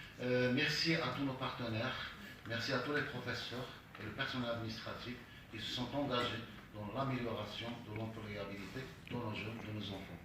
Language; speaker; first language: French; native; French